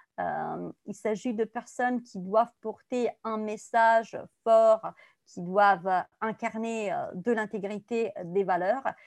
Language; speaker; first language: French; non-native, fluent; Italian